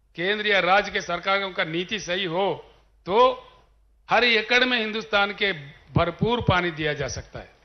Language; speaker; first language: Hindi; non-native, local second language; Telugu